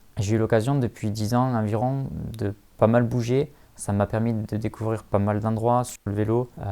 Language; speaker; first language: French; native; French